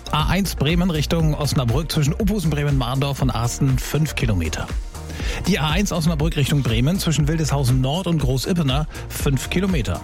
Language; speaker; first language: German; native; German